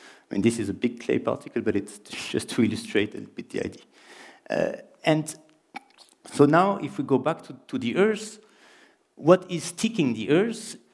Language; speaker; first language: English; non-native, fluent; French